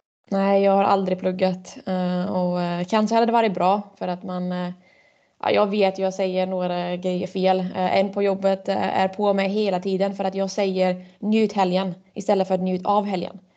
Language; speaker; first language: Swedish; non-native, fluent; German